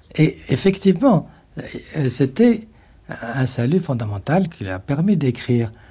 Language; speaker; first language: French; non-native, local second language; Arabic